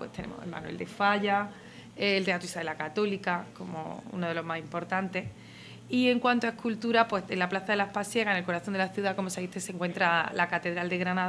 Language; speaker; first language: Spanish; native; Spanish